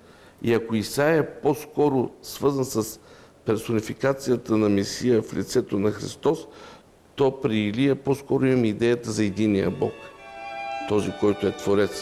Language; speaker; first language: Bulgarian; native; Bulgarian